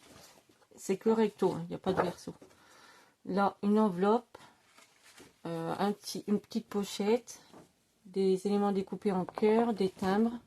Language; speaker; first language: French; native; French